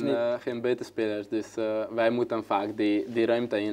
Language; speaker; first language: Dutch; non-native, learner; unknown